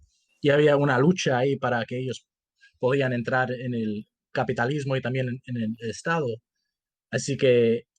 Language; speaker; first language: Spanish; early bilingual, heritage; Spanish